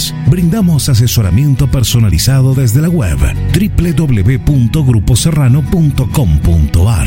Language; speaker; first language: Spanish; native; Spanish